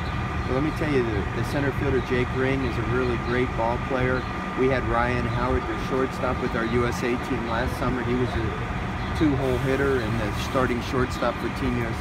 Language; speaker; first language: English; native; English